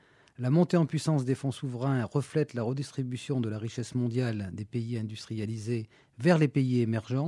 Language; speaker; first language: French; native; French